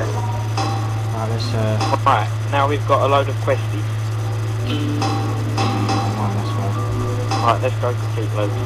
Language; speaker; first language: English; native; English